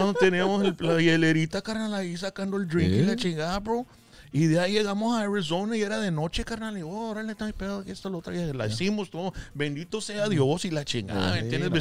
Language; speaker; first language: Spanish; early bilingual, heritage; Spanish